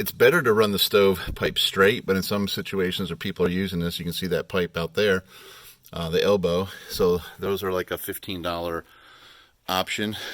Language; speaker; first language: English; native; English